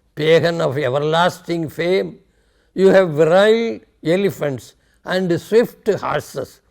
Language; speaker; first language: English; non-native, local second language; Tamil